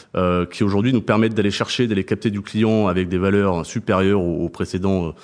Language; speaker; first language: French; native; French